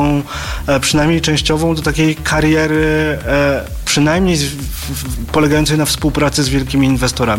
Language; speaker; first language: Polish; native; Polish